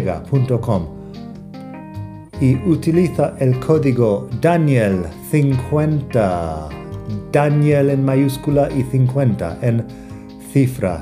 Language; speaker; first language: Spanish; non-native, fluent; English